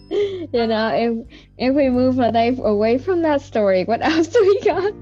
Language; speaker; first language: English; non-native, fluent; Vietnamese